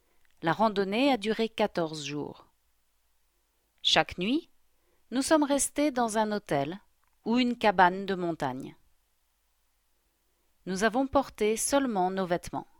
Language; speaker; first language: French; non-native, learner; English